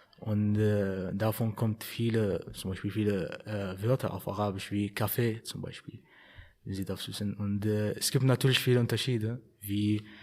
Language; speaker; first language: German; early bilingual, other home language; Arabic